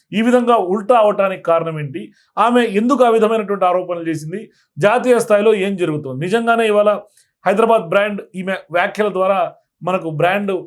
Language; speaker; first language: Telugu; native; Telugu